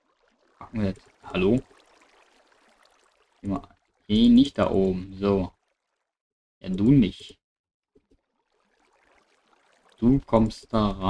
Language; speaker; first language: German; native; German